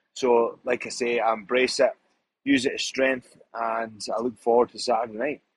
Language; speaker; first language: English; native; English